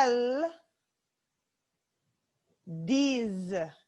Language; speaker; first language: French; non-native, fluent; English